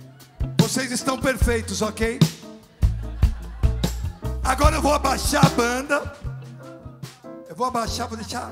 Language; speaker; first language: Portuguese; non-native, fluent; English